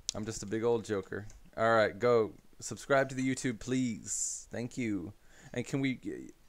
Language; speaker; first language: English; native; English